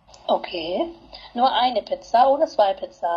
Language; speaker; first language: German; non-native, fluent; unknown